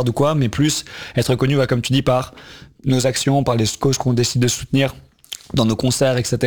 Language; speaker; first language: French; native; French